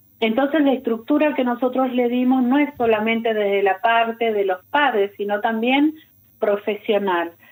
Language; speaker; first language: Spanish; non-native, fluent; Italian